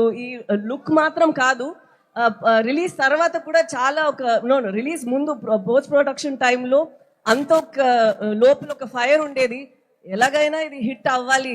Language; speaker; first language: Telugu; non-native, local second language; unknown